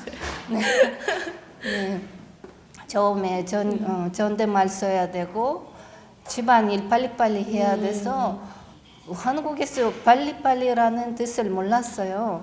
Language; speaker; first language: Korean; non-native, learner; Russian